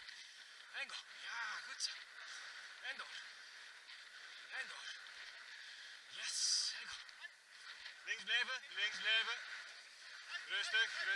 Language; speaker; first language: Dutch; native; Dutch